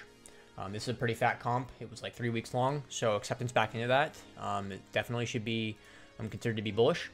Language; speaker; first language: English; native; English